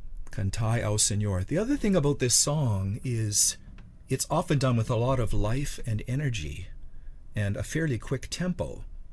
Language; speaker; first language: English; native; English